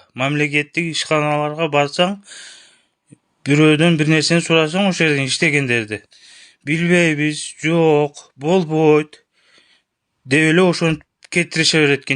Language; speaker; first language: Kyrgyz; native; Kyrgyz